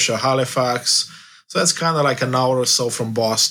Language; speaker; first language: English; non-native, fluent; Romanian